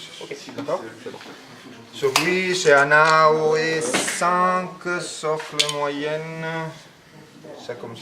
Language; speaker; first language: French; non-native, learner; Italian